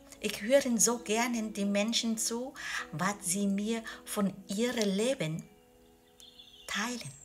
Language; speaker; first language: German; non-native, learner; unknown